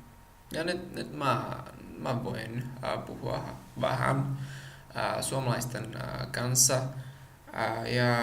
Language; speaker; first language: Finnish; non-native, learner; Czech